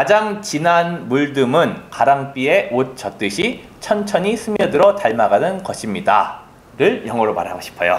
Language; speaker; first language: Korean; native; Korean